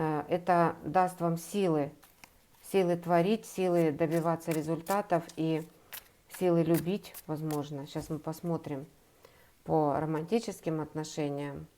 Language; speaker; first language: Russian; native; Russian